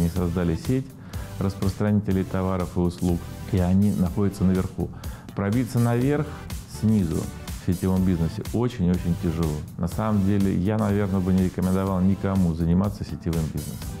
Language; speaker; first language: Russian; native; Russian